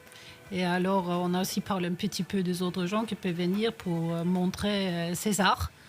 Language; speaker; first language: French; non-native, fluent; Norwegian